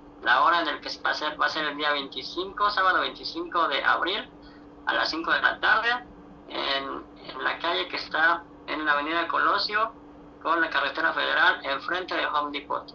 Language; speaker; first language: Spanish; native; Spanish